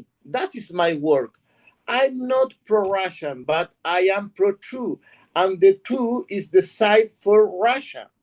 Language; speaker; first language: English; non-native, learner; Spanish